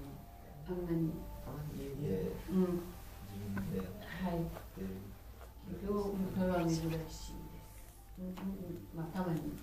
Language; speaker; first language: Japanese; non-native, fluent; French